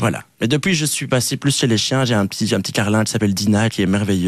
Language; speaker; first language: French; native; French